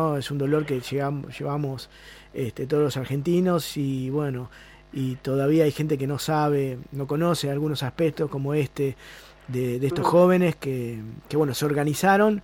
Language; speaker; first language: Spanish; native; Spanish